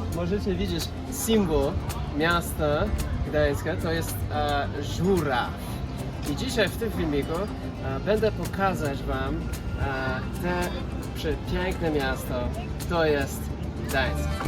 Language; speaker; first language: Polish; non-native, learner; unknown